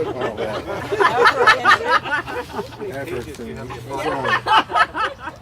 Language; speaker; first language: English; native; English